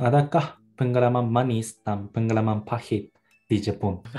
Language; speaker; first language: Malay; non-native, learner; Japanese